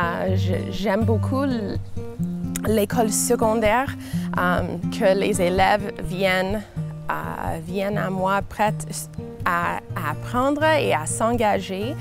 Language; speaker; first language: French; non-native, local second language; English